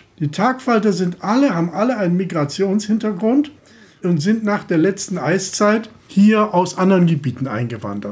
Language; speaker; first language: German; native; German